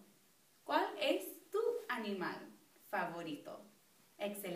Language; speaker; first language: Spanish; non-native, fluent; English